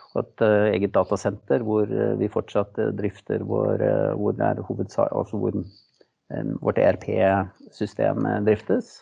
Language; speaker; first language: Norwegian; native; Norwegian